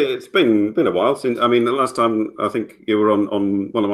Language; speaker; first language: English; native; English